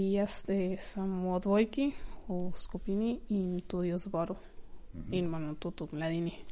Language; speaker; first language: Slovenian; early bilingual, heritage; Slovenian